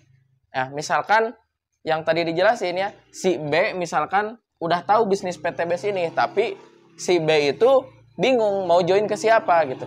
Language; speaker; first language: Indonesian; native; Indonesian